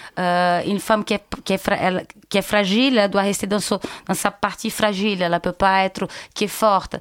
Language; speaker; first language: French; non-native, fluent; Portuguese